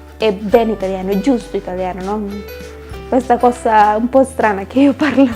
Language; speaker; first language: Italian; non-native, learner; Spanish